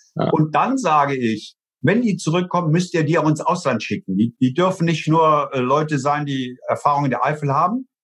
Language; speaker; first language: German; native; German